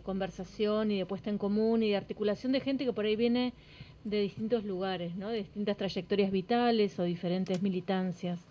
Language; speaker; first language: Spanish; native; Spanish